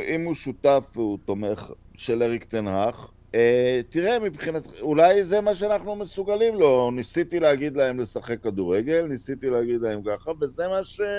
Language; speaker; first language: Hebrew; native; Hebrew